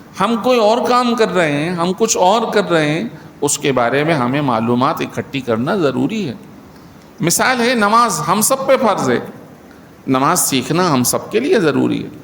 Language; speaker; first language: Urdu; native; Urdu